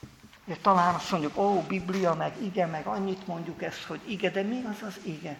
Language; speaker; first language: Hungarian; native; Hungarian